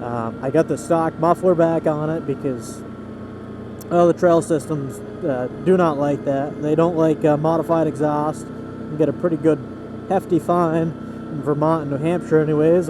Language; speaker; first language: English; native; English